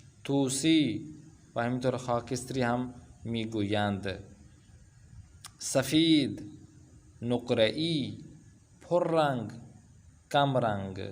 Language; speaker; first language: Persian; non-native, fluent; Urdu